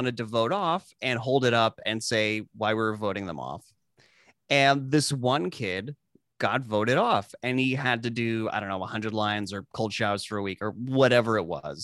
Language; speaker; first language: English; native; English